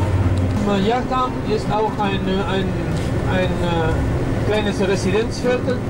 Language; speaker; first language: German; non-native, fluent; Spanish